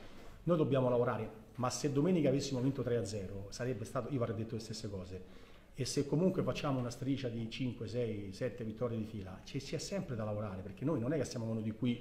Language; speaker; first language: Italian; native; Italian